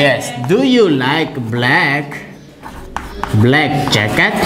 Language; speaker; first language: English; non-native, learner; Portuguese